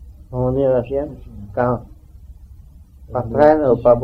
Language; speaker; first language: French; non-native, learner; Vietnamese